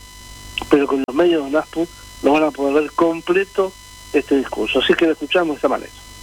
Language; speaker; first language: Spanish; native; Spanish